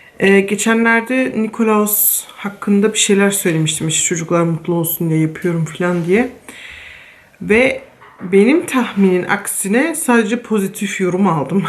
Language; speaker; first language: Turkish; early bilingual, other home language; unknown